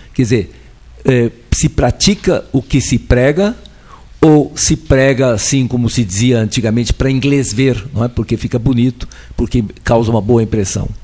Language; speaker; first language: Portuguese; early bilingual, other home language; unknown